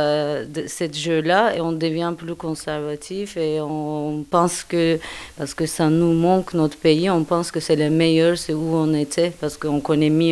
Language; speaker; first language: French; non-native, learner; Turkish